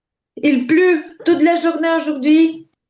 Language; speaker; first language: French; non-native, learner; Ukrainian